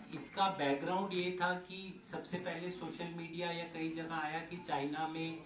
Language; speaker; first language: Hindi; non-native, local second language; Marathi